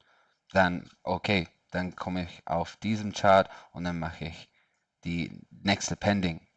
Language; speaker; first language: German; non-native, learner; English